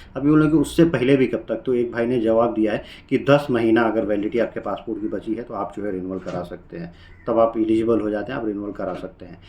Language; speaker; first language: Hindi; native; Hindi